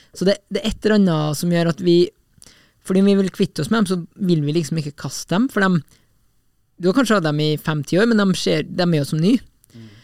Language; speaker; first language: Norwegian; native; Norwegian